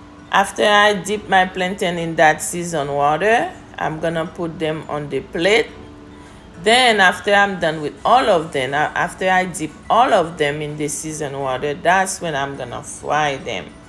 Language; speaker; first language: English; non-native, fluent; Haitian Creole